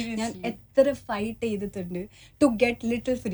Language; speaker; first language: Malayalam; early bilingual, heritage; Malayalam